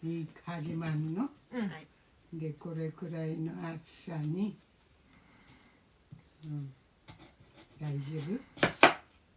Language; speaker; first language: Japanese; native; Japanese